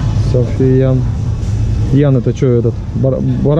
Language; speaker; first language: Russian; native; Russian